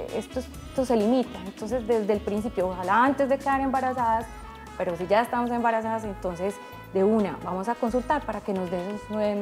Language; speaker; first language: Spanish; native; Spanish